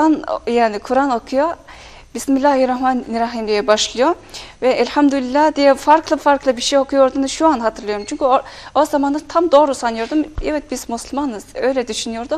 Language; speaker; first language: Turkish; non-native, fluent; Mongolian